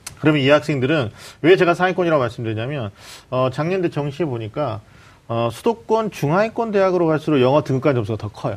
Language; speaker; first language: Korean; native; Korean